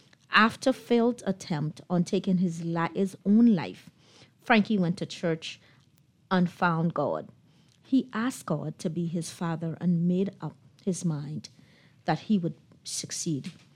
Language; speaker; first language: English; native; English